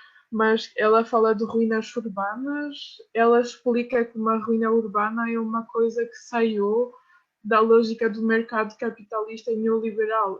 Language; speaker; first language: Portuguese; non-native, fluent; French